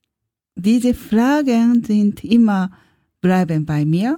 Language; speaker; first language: German; non-native, learner; Japanese